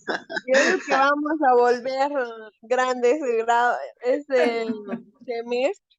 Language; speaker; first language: Spanish; native; Spanish